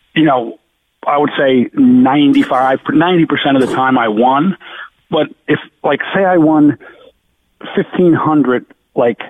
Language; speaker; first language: English; native; English